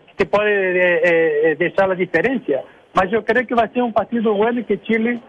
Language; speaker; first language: Spanish; non-native, learner; Portuguese